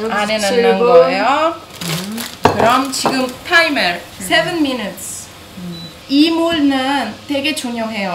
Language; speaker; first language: Korean; non-native, learner; Italian